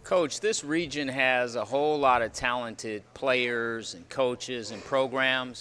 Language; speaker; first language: English; native; English